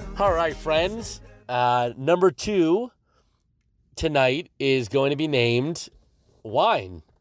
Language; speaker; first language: English; native; English